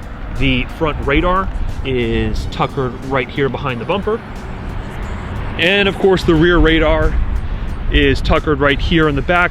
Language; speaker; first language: English; native; English